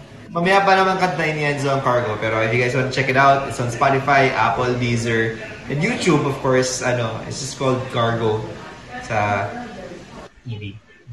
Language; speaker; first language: English; non-native, local second language; Filipino